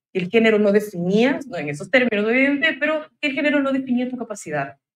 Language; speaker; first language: Spanish; native; Spanish